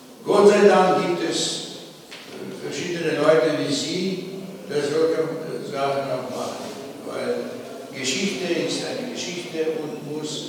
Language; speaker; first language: German; non-native, fluent; Slovenian